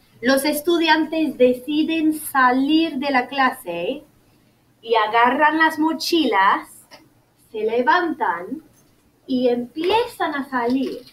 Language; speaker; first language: Spanish; non-native, fluent; English